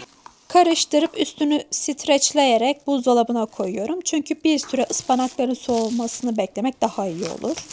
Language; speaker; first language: Turkish; native; Turkish